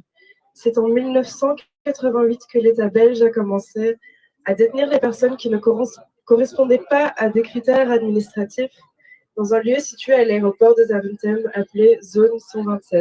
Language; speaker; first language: French; native; French